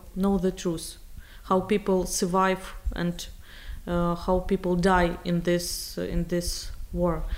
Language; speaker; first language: English; non-native, learner; Ukrainian